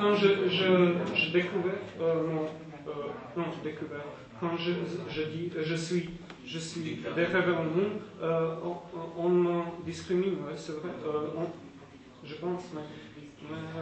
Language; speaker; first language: French; non-native, learner; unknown